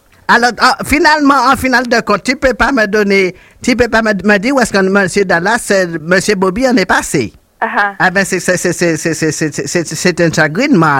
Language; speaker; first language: French; non-native, local second language; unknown